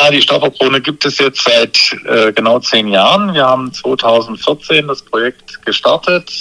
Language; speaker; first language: German; native; German